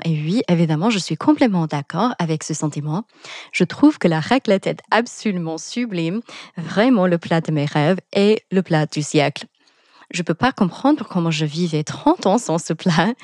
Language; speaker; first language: French; non-native, fluent; English